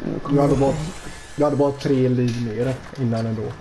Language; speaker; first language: Swedish; early bilingual, other home language; Turkish